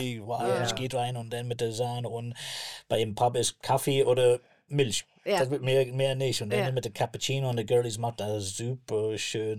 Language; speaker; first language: German; non-native, learner; English